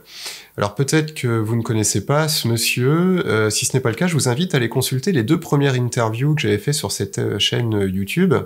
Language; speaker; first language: French; native; French